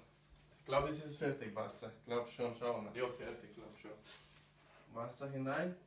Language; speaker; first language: German; non-native, learner; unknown